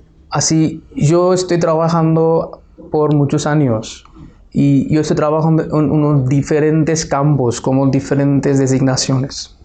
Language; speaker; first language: Spanish; non-native, fluent; Bangla